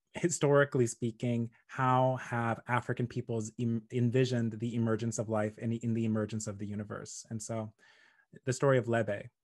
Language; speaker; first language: English; native; English